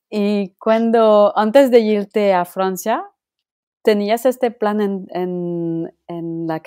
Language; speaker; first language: Spanish; non-native, local second language; French